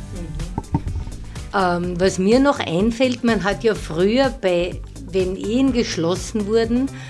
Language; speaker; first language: German; native; German